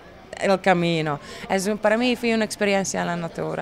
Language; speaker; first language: Spanish; non-native, learner; Italian